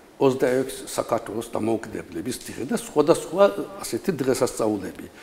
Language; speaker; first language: Georgian; non-native, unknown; Turkish